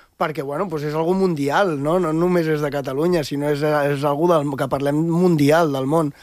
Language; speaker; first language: Catalan; non-native, local second language; Spanish